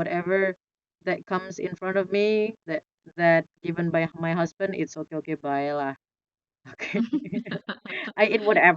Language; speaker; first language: English; non-native, fluent; Indonesian